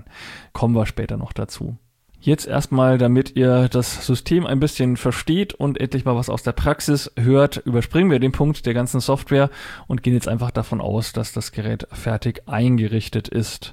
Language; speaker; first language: German; native; German